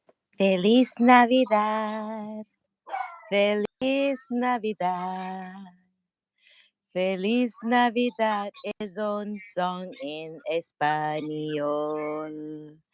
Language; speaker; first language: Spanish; non-native, learner; English